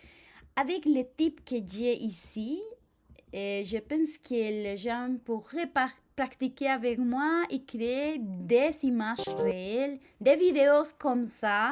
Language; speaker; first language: French; non-native, fluent; Spanish